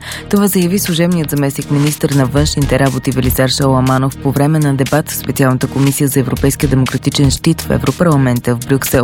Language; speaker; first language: Bulgarian; native; Bulgarian